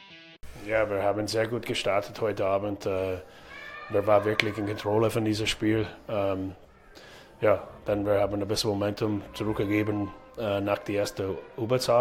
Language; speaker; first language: German; non-native, fluent; English